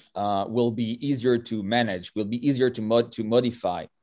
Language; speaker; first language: English; non-native, fluent; French